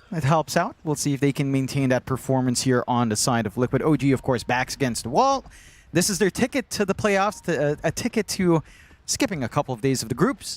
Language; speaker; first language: English; native; English